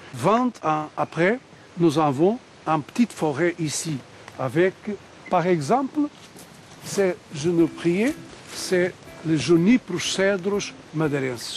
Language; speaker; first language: French; non-native, learner; Portuguese